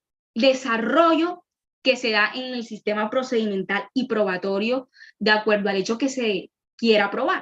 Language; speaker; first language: Spanish; native; Spanish